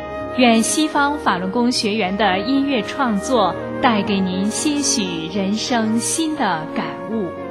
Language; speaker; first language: Chinese; native; Chinese